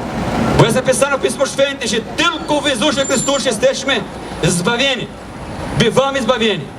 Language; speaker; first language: Polish; non-native, fluent; Portuguese